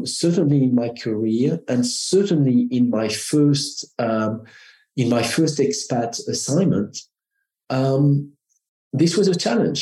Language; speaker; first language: English; non-native, fluent; French